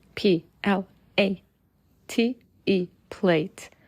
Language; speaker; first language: English; non-native, fluent; Turkish